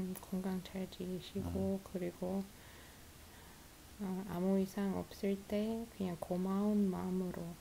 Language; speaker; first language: Korean; non-native, fluent; Russian